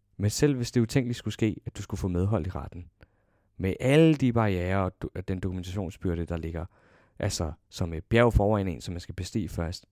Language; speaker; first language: Danish; early bilingual, other home language; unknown